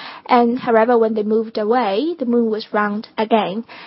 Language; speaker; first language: English; non-native, fluent; Chinese